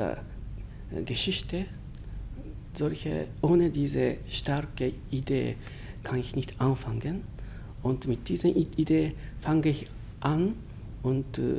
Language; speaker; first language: German; non-native, learner; Japanese